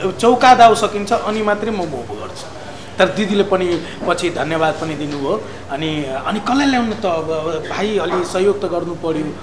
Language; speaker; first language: Nepali; non-native, local second language; Maithili